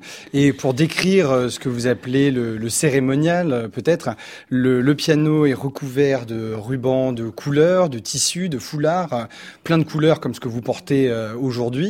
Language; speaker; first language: French; native; French